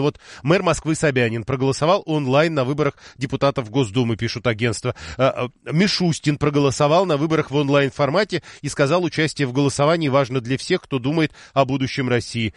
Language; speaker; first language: Russian; native; Russian